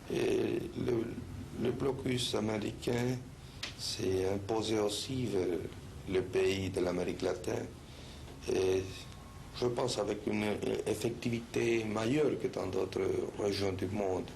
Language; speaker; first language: French; non-native, fluent; Spanish